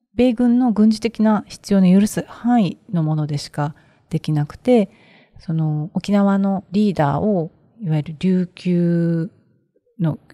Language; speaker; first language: Japanese; native; Japanese